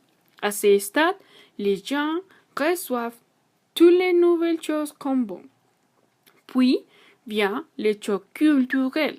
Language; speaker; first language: French; non-native, learner; Spanish